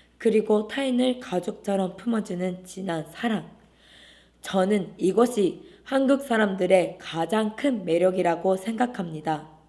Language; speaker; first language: Korean; non-native, fluent; Japanese